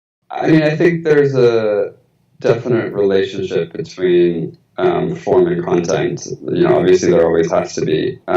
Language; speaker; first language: English; early bilingual, other home language; Spanish